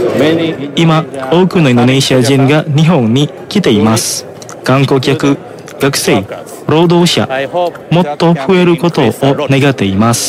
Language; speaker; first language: Japanese; non-native, fluent; Indonesian